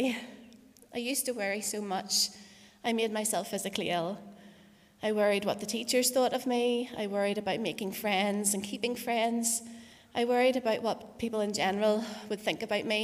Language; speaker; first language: English; native; English